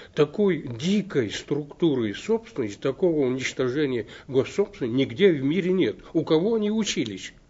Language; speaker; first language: Russian; native; Russian